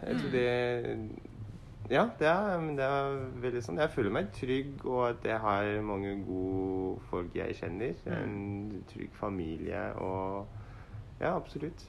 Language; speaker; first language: Norwegian; non-native, learner; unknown